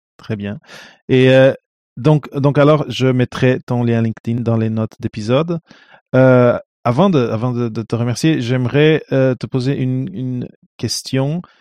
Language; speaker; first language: French; non-native, fluent; Portuguese